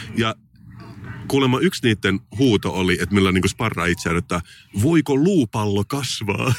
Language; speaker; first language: Finnish; native; Finnish